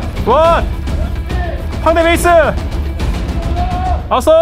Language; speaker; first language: Korean; native; Korean